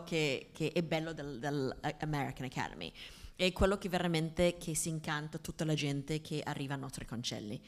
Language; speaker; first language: Italian; non-native, fluent; English